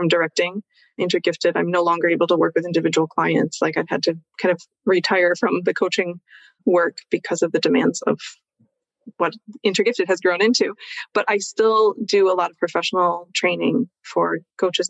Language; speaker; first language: English; native; English